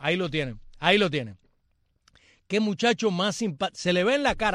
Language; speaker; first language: Spanish; native; Spanish